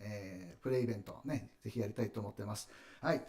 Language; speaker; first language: Japanese; native; Japanese